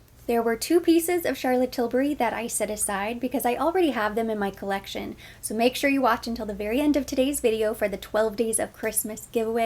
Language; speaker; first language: English; native; English